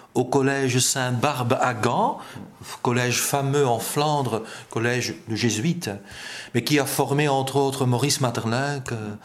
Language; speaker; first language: French; non-native, fluent; Dutch